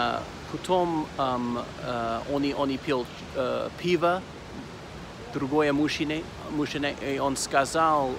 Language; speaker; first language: Russian; non-native, learner; English